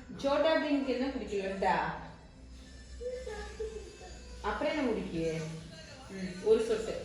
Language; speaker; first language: Tamil; native; Tamil